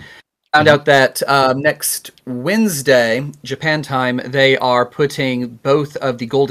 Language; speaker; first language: English; native; English